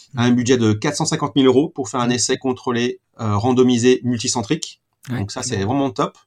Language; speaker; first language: French; native; French